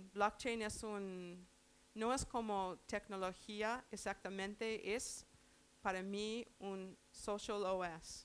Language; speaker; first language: Spanish; non-native, learner; English